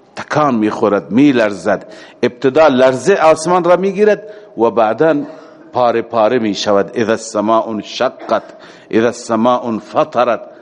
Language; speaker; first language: Persian; native; Persian